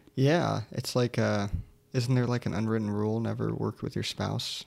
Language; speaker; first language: English; native; English